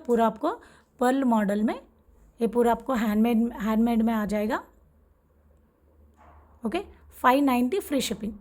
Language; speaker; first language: Hindi; non-native, local second language; Telugu